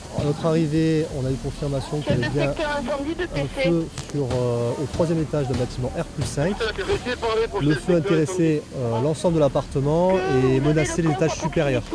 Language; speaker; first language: French; native; French